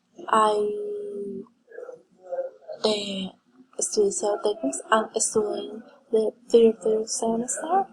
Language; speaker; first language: English; non-native, learner; Spanish